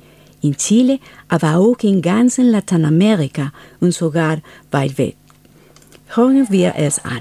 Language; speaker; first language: German; non-native, fluent; Spanish